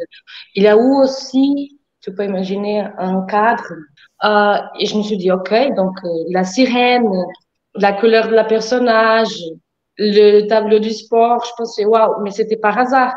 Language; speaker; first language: French; non-native, fluent; Portuguese